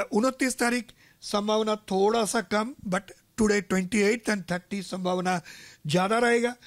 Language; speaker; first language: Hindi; non-native, local second language; Marathi